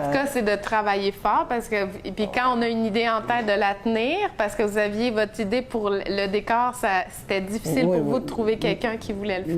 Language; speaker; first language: French; native; French